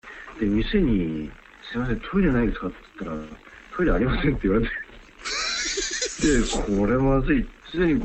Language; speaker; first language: Japanese; native; Japanese